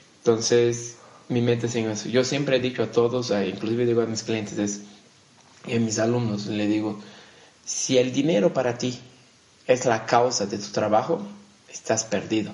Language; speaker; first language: Spanish; non-native, fluent; Portuguese